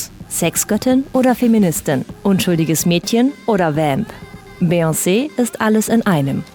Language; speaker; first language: German; native; German